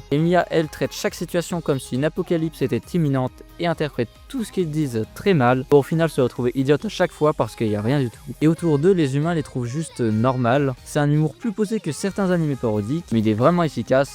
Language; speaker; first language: French; native; French